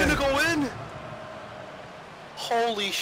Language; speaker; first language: English; native; English